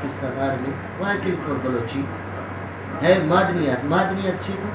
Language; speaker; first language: English; non-native, learner; Baluchi